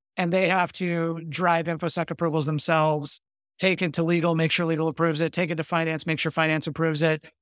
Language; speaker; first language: English; native; English